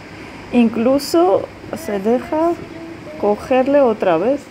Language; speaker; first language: Spanish; non-native, fluent; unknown